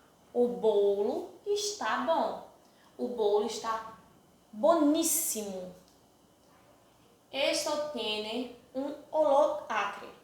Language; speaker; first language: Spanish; non-native, fluent; Portuguese